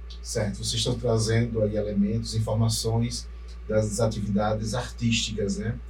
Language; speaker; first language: Portuguese; native; Portuguese